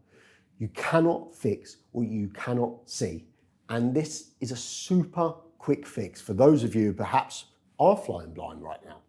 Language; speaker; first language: English; native; English